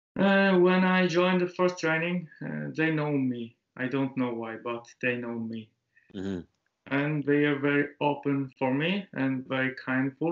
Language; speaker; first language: English; non-native, learner; Japanese